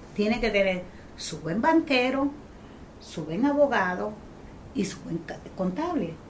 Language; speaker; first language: Spanish; native; Spanish